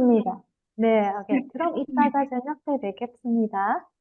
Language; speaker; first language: Korean; non-native, fluent; Indonesian